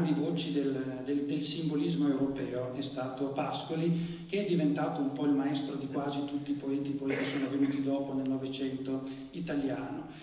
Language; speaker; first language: Italian; native; Italian